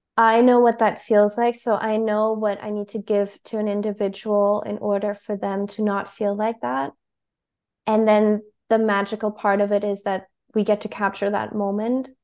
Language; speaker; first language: English; non-native, fluent; German